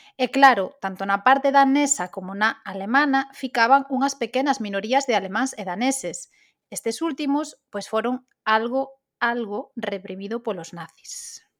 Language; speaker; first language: Galician; native; Galician